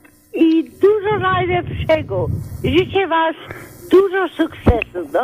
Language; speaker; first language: Polish; non-native, learner; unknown